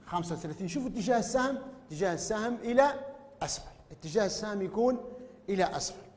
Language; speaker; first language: Arabic; native; Arabic